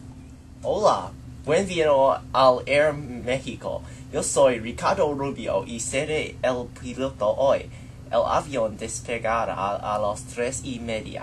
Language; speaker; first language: Spanish; non-native, learner; Chinese